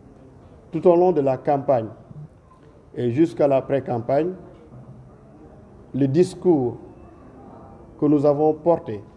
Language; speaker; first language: French; non-native, local second language; Wolof